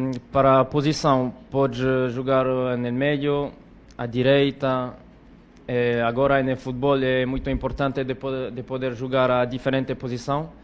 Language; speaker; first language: Portuguese; non-native, learner; French